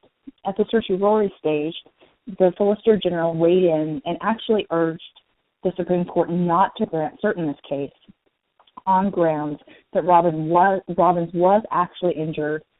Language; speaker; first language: English; native; English